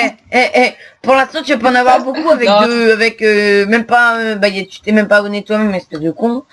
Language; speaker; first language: French; native; French